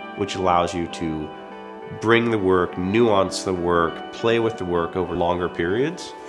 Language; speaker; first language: English; native; English